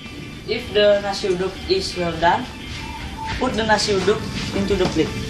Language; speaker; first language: English; non-native, learner; Indonesian